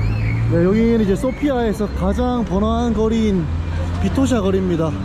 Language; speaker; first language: Korean; native; Korean